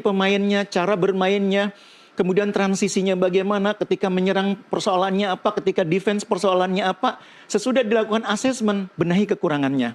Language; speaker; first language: Indonesian; native; Indonesian